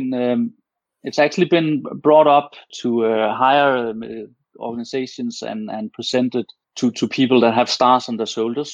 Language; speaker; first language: English; non-native, fluent; Danish